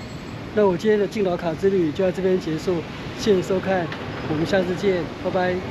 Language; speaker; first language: Chinese; native; Chinese